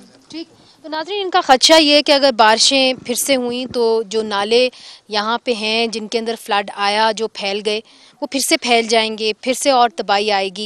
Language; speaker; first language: Urdu; native; Urdu